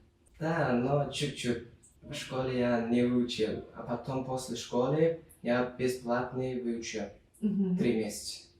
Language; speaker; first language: Russian; non-native, learner; Turkmen